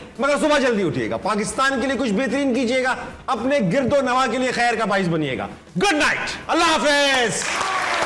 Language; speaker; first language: Urdu; native; Urdu